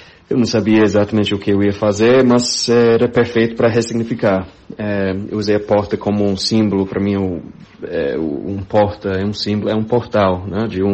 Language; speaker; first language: Portuguese; non-native, fluent; English